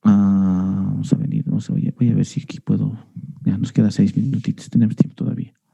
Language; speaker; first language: Spanish; native; Spanish